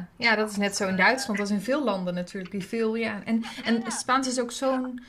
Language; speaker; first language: Dutch; native; Dutch